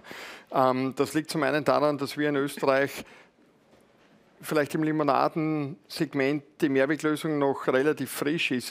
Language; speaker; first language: German; native; German